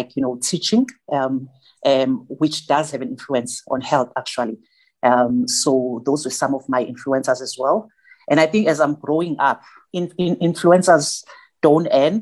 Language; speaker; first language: English; non-native, local second language; Zulu